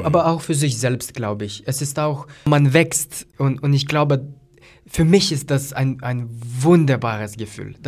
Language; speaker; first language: German; non-native, fluent; Lithuanian